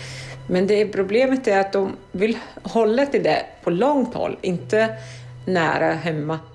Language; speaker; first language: Swedish; non-native, fluent; Arabic